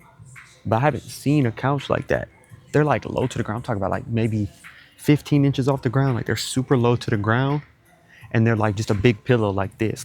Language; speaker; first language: English; native; English